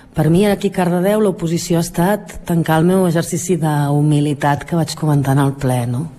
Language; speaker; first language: Catalan; native; Catalan